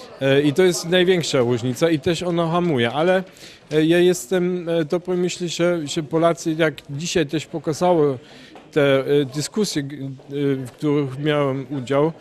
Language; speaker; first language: Polish; non-native, fluent; German